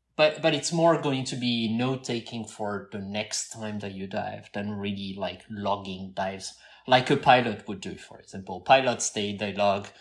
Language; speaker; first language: English; non-native, fluent; French